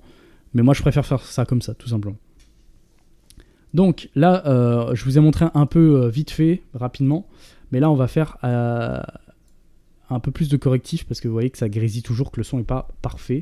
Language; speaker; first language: French; native; French